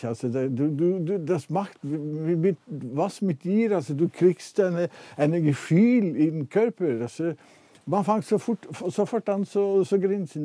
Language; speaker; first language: German; non-native, fluent; Norwegian